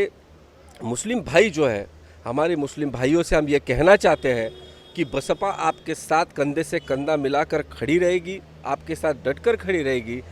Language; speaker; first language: Hindi; non-native, local second language; Marathi